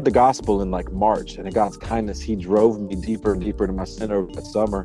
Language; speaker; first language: English; native; English